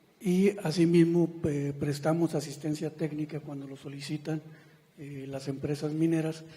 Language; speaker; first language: Spanish; native; Spanish